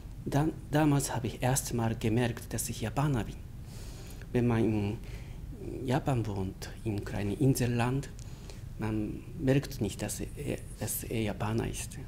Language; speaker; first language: German; non-native, fluent; Japanese